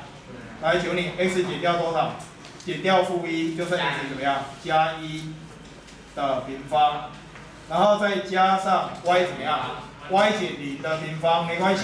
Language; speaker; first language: Chinese; native; Chinese